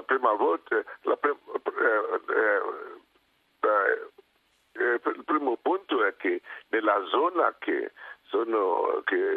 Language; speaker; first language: Italian; non-native, fluent; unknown